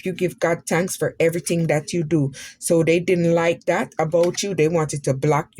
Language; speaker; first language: English; native; English